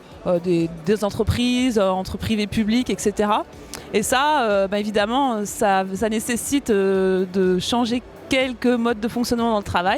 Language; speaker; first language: French; native; French